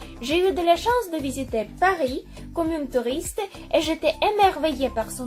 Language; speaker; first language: French; non-native, fluent; Ukrainian